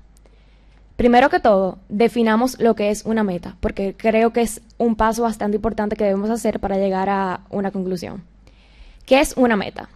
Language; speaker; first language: Spanish; early bilingual, heritage; Spanish